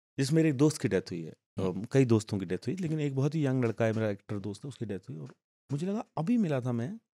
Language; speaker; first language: Hindi; native; Hindi